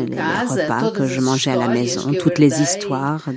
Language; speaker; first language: French; non-native, fluent; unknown